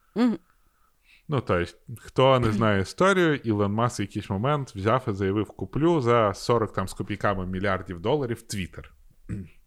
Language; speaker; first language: Ukrainian; non-native, local second language; Russian